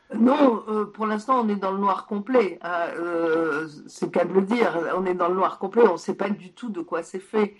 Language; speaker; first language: French; early bilingual, other home language; Polish